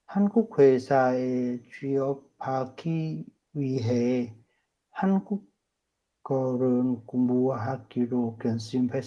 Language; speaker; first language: Korean; non-native, learner; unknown